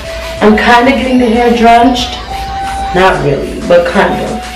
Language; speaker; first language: English; native; English